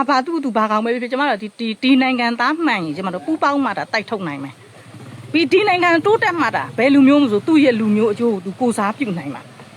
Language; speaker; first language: Burmese; non-native, local second language; Mon